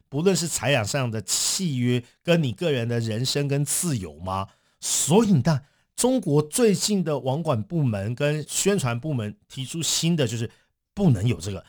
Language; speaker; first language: Chinese; native; Chinese